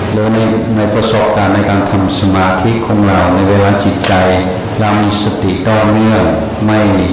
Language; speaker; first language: Thai; non-native, fluent; English